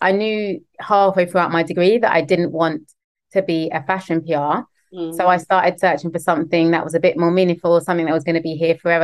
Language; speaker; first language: English; native; English